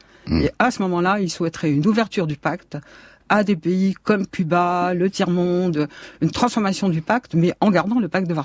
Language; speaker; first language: French; native; French